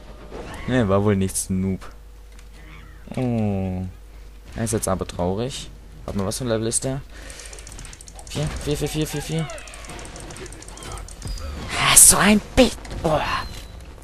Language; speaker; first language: German; native; German